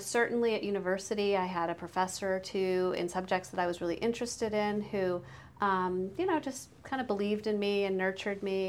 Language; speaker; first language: English; native; English